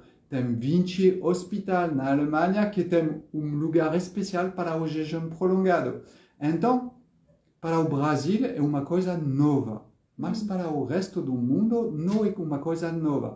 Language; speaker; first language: Portuguese; non-native, fluent; French